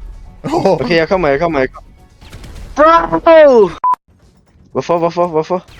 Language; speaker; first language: Danish; native; Danish